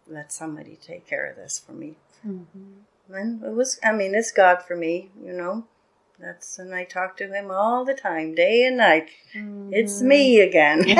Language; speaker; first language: English; native; English